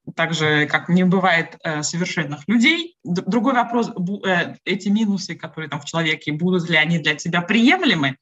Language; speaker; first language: Russian; native; Russian